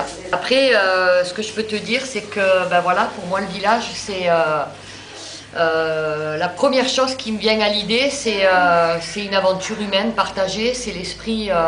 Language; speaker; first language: French; native; French